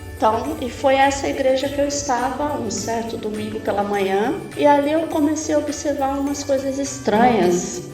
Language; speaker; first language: Portuguese; native; Portuguese